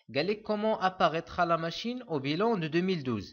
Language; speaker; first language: French; non-native, local second language; Arabic